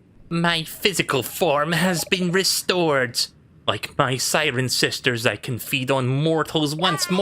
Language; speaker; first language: English; native; English